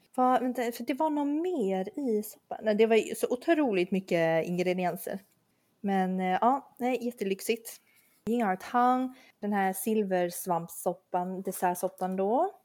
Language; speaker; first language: Swedish; native; Swedish